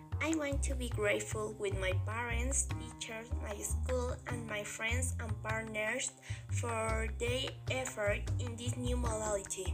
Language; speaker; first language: English; non-native, learner; Spanish